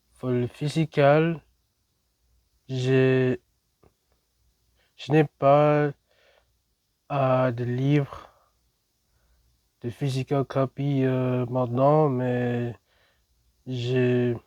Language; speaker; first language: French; non-native, learner; English